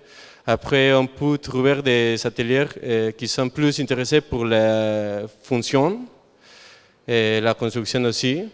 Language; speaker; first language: French; non-native, learner; Spanish